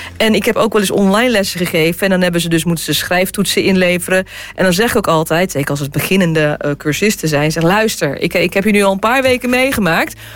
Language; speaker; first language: Dutch; native; Dutch